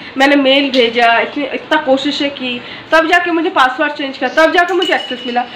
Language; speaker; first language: Hindi; non-native, local second language; Bangla